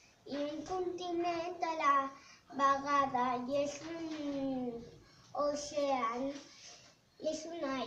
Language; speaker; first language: Catalan; non-native, local second language; Spanish